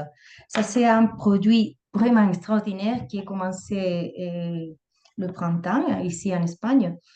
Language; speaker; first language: French; non-native, fluent; Spanish